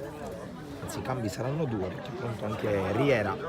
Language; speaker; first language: Italian; native; Italian